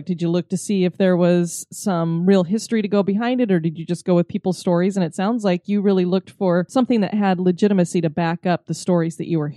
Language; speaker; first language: English; native; English